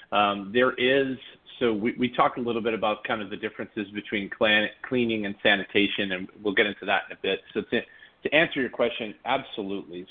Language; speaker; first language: English; native; English